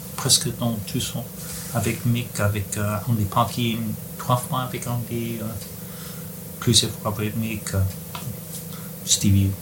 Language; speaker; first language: French; non-native, learner; English